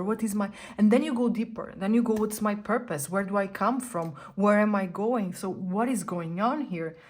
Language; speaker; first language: English; non-native, fluent; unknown